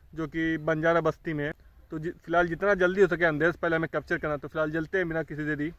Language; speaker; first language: Hindi; native; Hindi